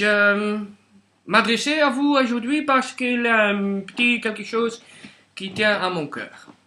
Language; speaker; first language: French; non-native, local second language; Dutch